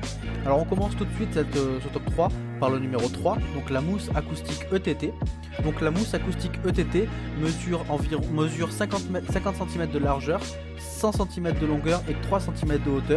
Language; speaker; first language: French; native; French